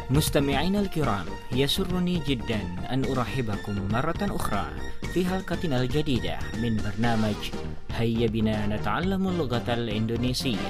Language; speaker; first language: Arabic; non-native, fluent; Indonesian